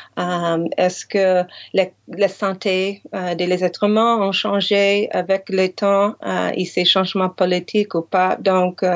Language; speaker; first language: French; non-native, fluent; English